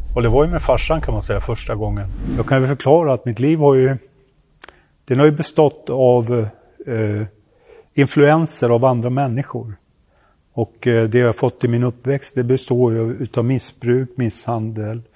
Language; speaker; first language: Swedish; early bilingual, other home language; Finnish